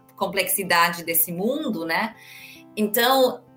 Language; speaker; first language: Portuguese; non-native, fluent; German